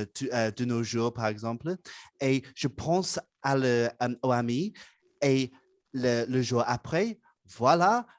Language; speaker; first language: French; non-native, learner; English